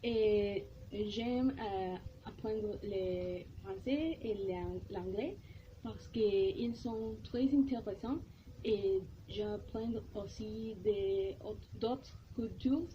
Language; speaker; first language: French; non-native, learner; Spanish